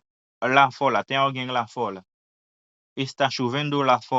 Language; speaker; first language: Portuguese; non-native, fluent; Haitian Creole